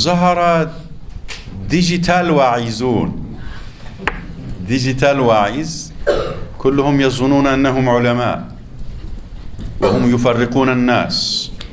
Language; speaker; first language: Arabic; non-native, fluent; Turkish